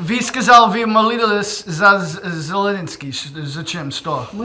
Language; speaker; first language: Russian; non-native, learner; English